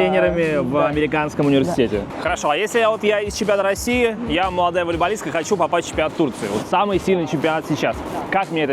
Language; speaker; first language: Russian; native; Russian